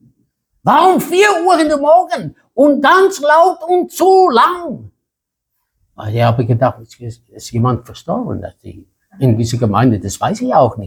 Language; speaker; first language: German; non-native, fluent; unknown